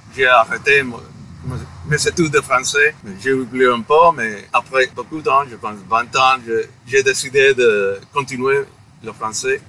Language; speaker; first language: French; non-native, fluent; Spanish